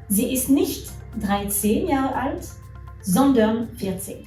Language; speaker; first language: German; non-native, fluent; French